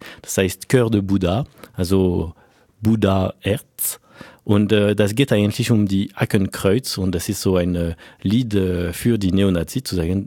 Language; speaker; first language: German; non-native, fluent; French